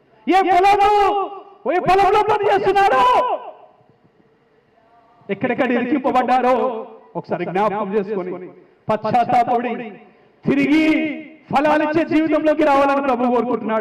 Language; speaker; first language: Telugu; native; Telugu